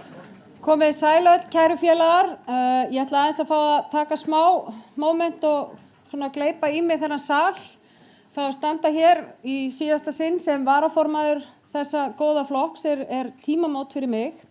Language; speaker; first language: Icelandic; native; Icelandic